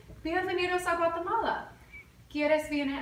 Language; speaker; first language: Spanish; non-native, learner; English